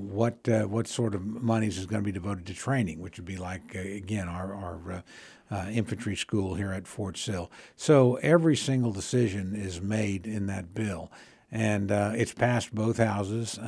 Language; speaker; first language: English; native; English